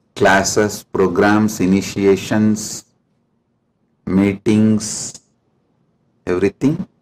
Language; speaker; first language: English; non-native, local second language; Tamil